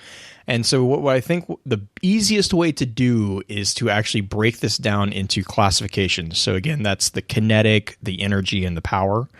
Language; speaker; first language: English; native; English